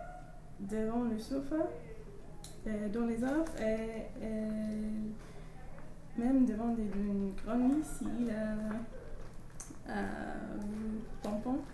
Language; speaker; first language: French; non-native, learner; English